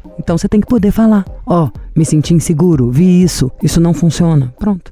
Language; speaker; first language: Portuguese; native; Portuguese